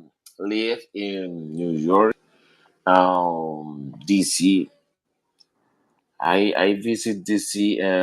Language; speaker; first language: English; non-native, learner; Spanish